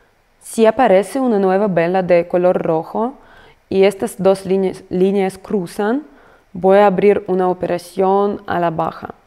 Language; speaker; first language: Spanish; non-native, fluent; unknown